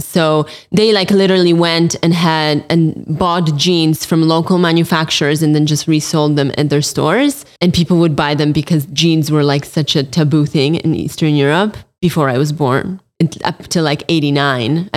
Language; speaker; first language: English; early bilingual, other home language; Polish